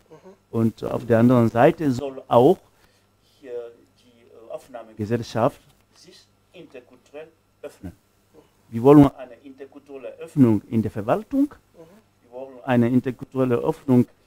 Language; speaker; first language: German; non-native, fluent; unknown